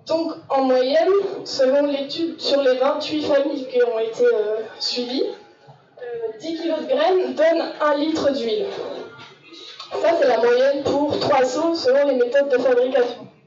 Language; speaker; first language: French; native; French